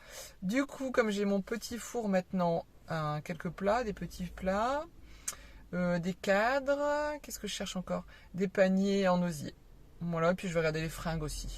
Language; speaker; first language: French; native; French